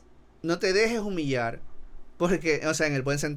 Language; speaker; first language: Spanish; native; Spanish